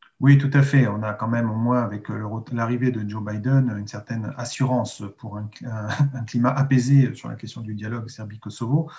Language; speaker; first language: French; native; French